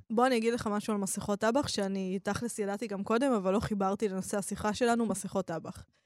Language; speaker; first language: Hebrew; native; Hebrew